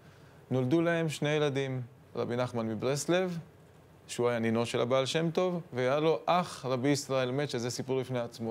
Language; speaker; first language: Hebrew; native; Hebrew